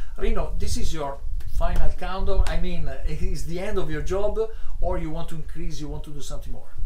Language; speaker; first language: English; non-native, learner; Italian